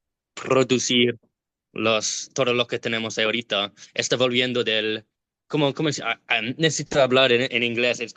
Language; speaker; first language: Spanish; non-native, learner; English